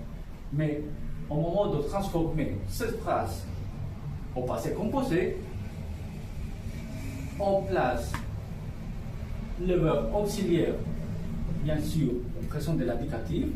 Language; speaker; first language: French; non-native, fluent; Spanish